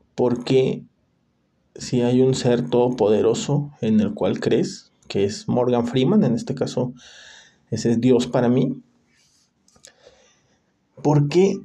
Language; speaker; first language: Spanish; native; Spanish